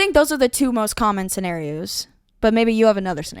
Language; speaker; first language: English; native; English